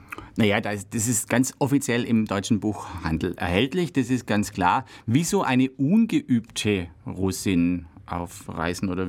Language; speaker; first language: German; native; German